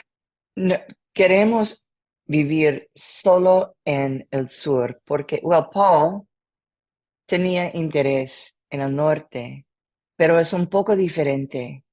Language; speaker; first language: Spanish; non-native, learner; English